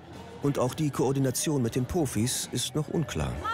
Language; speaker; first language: German; native; German